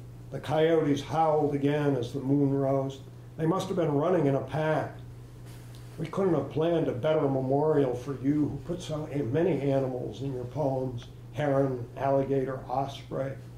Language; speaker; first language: English; native; English